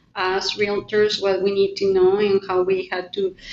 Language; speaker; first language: English; non-native, fluent; Spanish